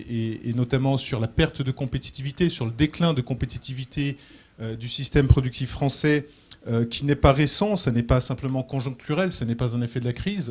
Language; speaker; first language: French; native; French